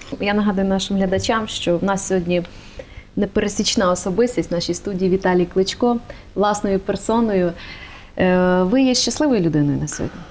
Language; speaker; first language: Ukrainian; native; Ukrainian